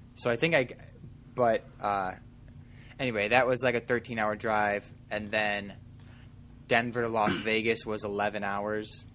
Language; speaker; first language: English; native; English